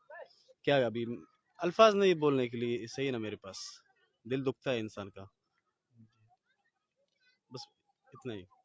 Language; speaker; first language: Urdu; non-native, local second language; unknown